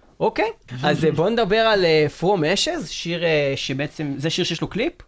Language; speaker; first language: Hebrew; native; Hebrew